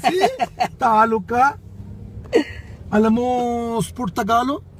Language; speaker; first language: Filipino; non-native, learner; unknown